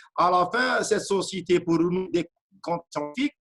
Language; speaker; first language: French; non-native, local second language; Arabic